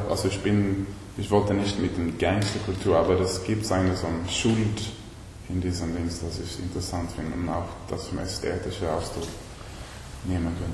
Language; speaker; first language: German; non-native, learner; Swedish